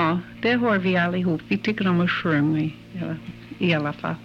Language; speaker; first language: Swedish; early bilingual, heritage; English